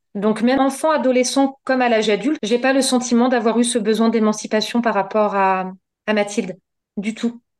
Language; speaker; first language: French; native; French